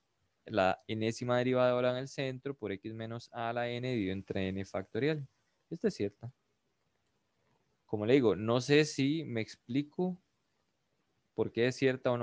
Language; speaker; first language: Spanish; native; Spanish